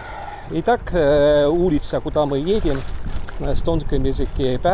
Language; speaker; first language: Russian; non-native, local second language; Estonian